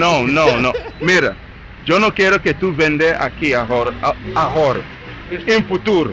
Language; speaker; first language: Spanish; non-native, learner; English